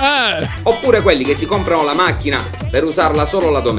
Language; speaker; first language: Italian; native; Italian